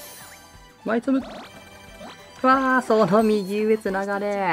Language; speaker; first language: Japanese; native; Japanese